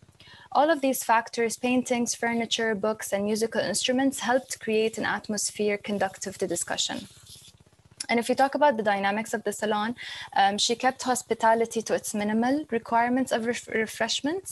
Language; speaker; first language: English; non-native, fluent; Arabic